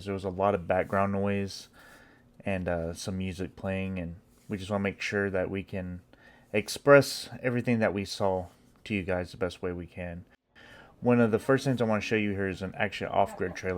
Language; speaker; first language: English; native; English